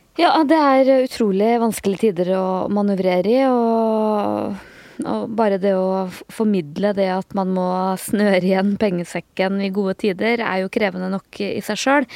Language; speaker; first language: Norwegian; native; Norwegian